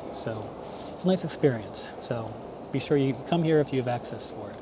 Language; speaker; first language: English; native; English